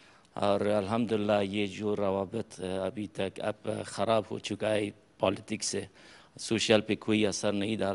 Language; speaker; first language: Hindi; non-native, fluent; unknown